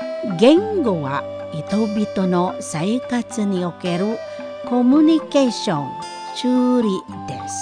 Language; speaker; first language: Japanese; non-native, fluent; Indonesian